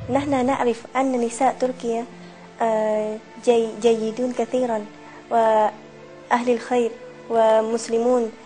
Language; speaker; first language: Arabic; non-native, learner; Malay